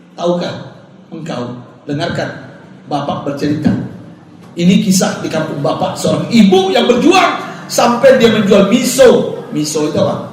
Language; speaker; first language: Indonesian; native; Indonesian